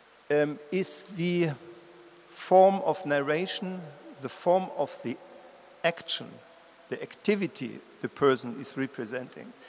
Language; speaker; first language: English; non-native, fluent; German